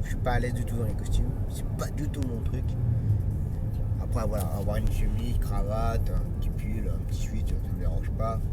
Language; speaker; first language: French; native; French